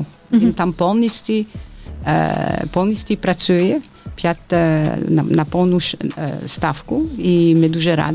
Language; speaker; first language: Ukrainian; early bilingual, heritage; Ukrainian